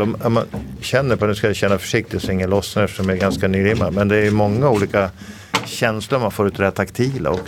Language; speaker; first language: Swedish; native; Swedish